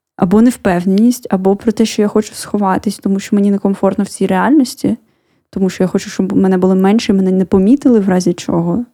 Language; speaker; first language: Ukrainian; native; Ukrainian